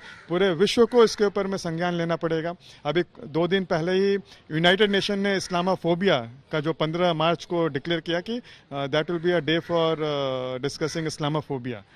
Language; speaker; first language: Hindi; native; Hindi